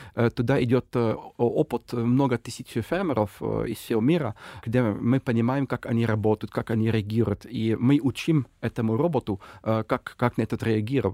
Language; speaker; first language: Russian; non-native, fluent; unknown